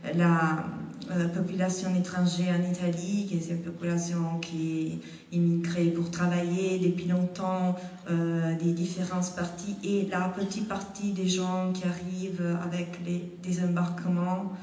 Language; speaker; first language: French; non-native, fluent; Italian